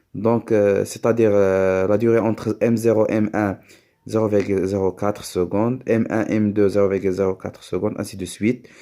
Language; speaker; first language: French; non-native, local second language; Arabic